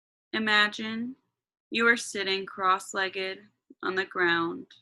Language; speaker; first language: English; native; English